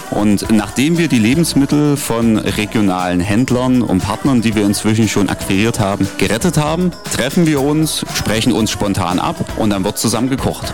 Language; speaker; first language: German; native; German